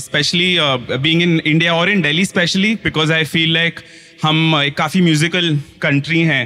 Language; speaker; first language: Hindi; native; Hindi